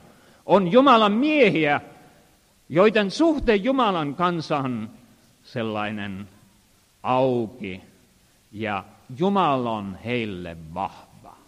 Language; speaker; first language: Finnish; non-native, fluent; Estonian